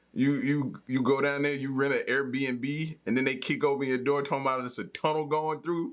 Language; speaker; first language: English; native; English